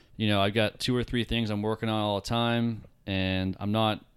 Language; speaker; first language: English; native; English